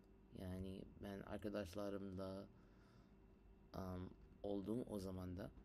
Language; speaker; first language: Turkish; non-native, learner; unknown